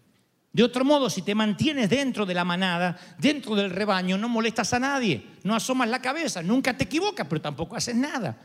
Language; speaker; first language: Spanish; native; Spanish